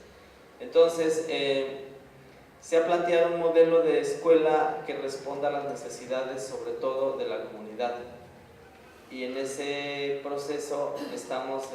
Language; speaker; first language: Spanish; non-native, local second language; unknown